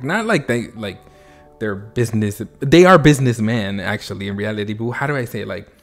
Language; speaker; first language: English; native; English